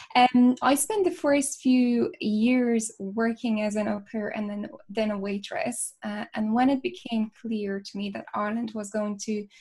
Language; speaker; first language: English; non-native, fluent; Polish